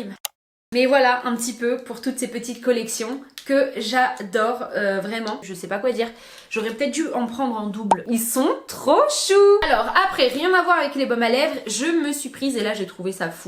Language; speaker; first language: French; native; French